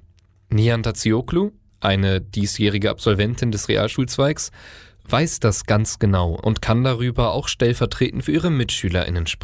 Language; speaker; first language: German; native; German